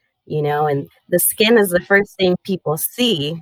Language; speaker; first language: English; early bilingual, other home language; Spanish